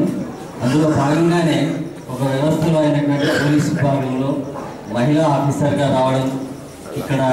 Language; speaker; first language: Telugu; native; Telugu